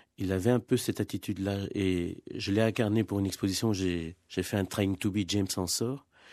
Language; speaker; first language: French; non-native, fluent; Spanish